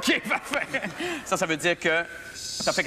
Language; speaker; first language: French; native; French